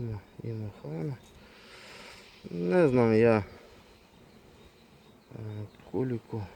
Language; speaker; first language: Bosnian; non-native, learner; Russian